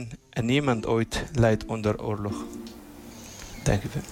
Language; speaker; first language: Dutch; non-native, fluent; Arabic